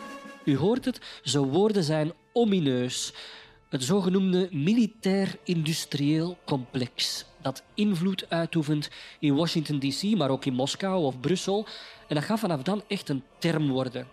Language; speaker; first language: Dutch; native; Dutch